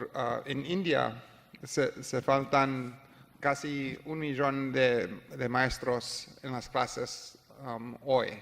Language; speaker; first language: Spanish; non-native, learner; English